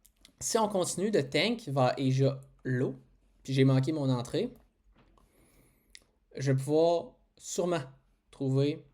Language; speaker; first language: French; native; French